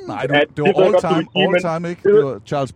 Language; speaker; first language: Danish; native; Danish